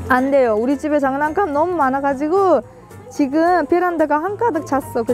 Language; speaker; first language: Korean; non-native, fluent; Uzbek